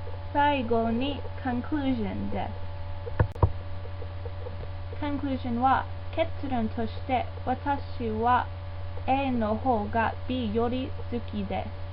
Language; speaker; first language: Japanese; non-native, learner; English